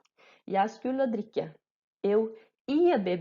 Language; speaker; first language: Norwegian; non-native, fluent; Portuguese